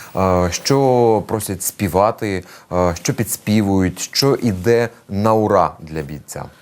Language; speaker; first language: Ukrainian; native; Ukrainian